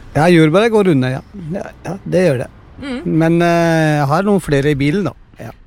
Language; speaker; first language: Norwegian; non-native, fluent; Punjabi